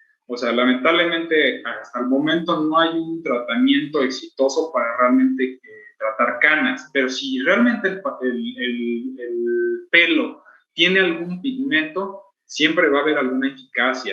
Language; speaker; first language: Spanish; native; Spanish